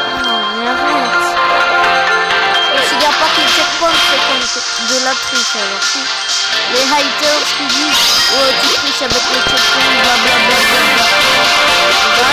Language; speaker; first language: French; native; French